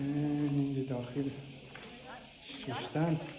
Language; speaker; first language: Persian; native; Persian